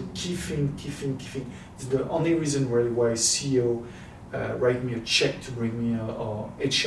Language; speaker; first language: English; non-native, fluent; French